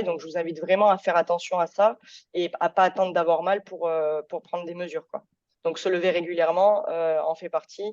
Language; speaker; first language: French; native; French